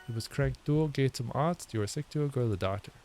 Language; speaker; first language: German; non-native, learner; English